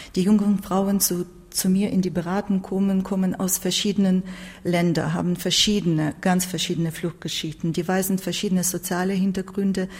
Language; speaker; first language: German; non-native, fluent; Turkish